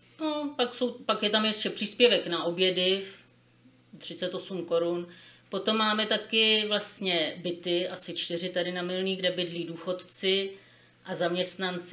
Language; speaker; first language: Czech; native; Czech